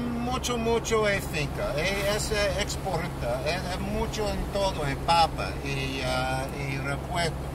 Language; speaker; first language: Spanish; non-native, learner; English